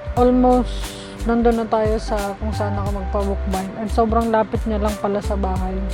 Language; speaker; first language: Filipino; native; Filipino